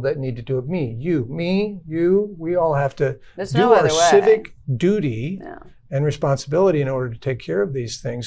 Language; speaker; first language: English; native; English